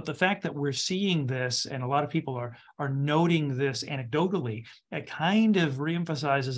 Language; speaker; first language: English; native; English